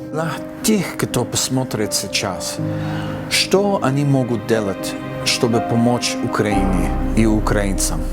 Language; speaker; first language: Russian; non-native, learner; English